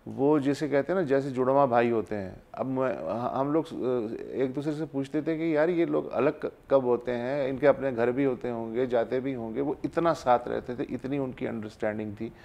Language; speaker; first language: Urdu; native; Urdu